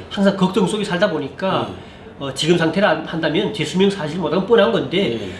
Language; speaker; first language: Korean; native; Korean